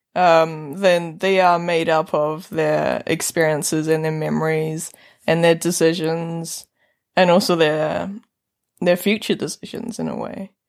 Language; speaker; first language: English; native; English